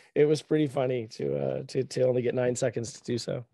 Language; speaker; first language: English; native; English